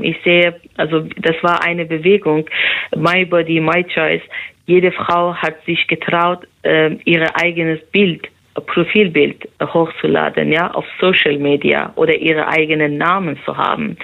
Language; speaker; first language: German; non-native, fluent; Persian